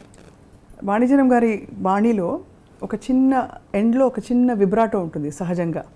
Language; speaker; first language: Telugu; native; Telugu